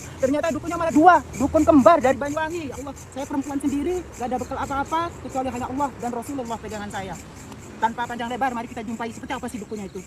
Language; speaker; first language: Indonesian; non-native, local second language; Madurese